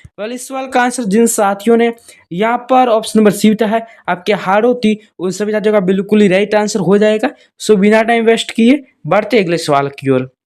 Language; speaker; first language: Hindi; native; Hindi